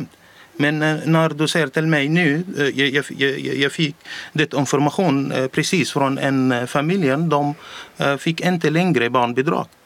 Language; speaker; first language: Swedish; non-native, learner; Arabic